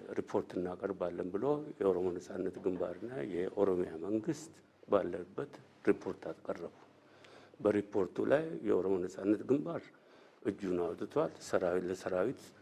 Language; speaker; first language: Amharic; non-native, local second language; Oromo